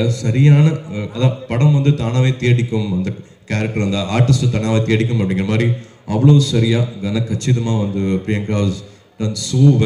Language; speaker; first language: Tamil; native; Tamil